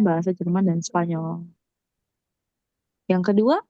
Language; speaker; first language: Indonesian; native; Indonesian